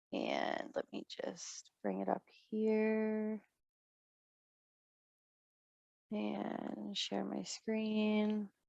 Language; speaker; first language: English; native; English